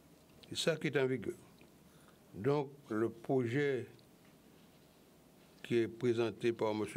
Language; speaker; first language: French; native; French